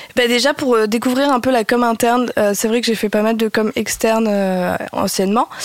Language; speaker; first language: French; native; French